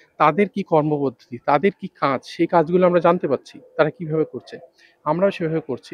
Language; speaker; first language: Bangla; non-native, local second language; Rangpuri